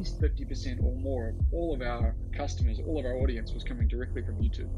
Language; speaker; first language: English; native; English